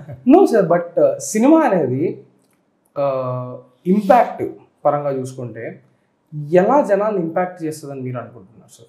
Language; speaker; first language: Telugu; native; Telugu